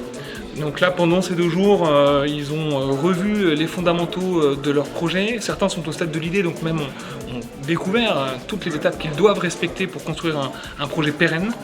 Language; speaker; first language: French; native; French